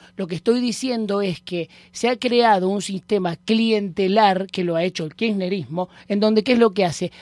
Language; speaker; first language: Spanish; native; Spanish